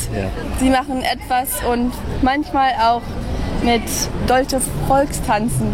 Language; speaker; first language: German; early bilingual, heritage; English